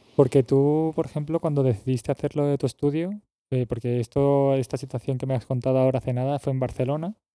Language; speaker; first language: Spanish; native; Spanish